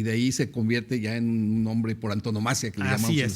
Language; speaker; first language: Spanish; native; Spanish